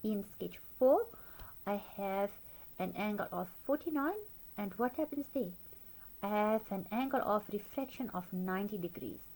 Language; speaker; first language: English; non-native, local second language; Afrikaans